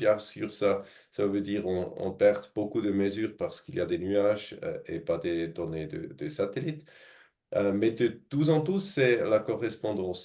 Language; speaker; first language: French; non-native, fluent; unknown